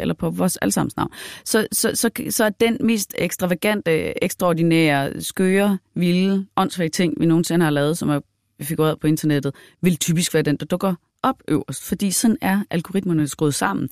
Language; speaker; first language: Danish; native; Danish